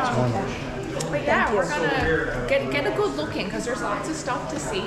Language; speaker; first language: English; native; English